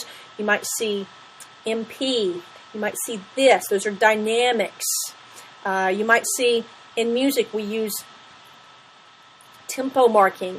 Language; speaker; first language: English; native; English